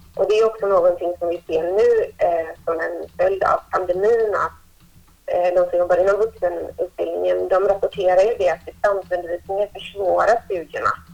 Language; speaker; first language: Swedish; native; Swedish